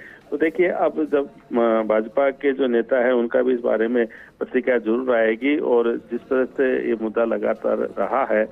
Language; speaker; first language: Hindi; native; Hindi